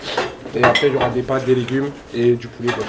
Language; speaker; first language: French; native; French